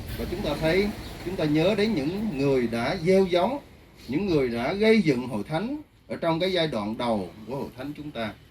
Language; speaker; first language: Vietnamese; non-native, local second language; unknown